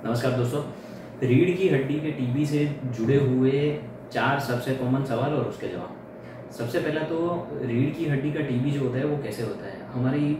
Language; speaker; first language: Hindi; non-native, local second language; Gujarati